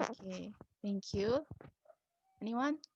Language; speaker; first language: English; non-native, learner; Indonesian